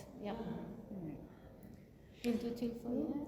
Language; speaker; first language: Norwegian; non-native, learner; Kurdish